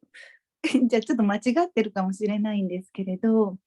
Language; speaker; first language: Japanese; native; Japanese